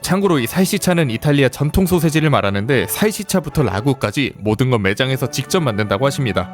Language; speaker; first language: Korean; native; Korean